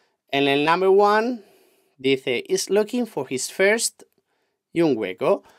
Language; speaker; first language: English; non-native, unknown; Spanish